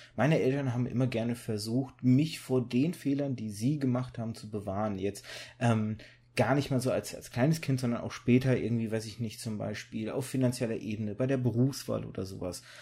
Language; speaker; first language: German; native; German